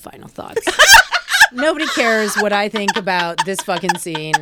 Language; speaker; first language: English; native; English